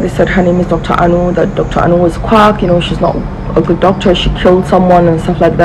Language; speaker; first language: English; non-native, local second language; Hausa